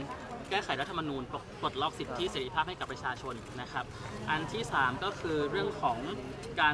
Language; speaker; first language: Thai; native; Thai